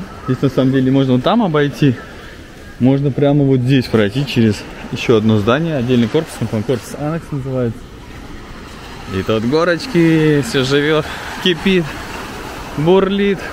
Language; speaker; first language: Russian; native; Russian